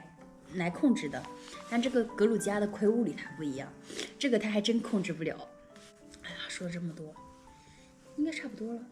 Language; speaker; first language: Chinese; native; Chinese